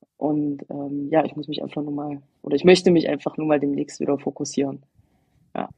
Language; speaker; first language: German; native; German